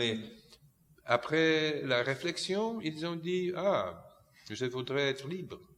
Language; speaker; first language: French; non-native, fluent; Polish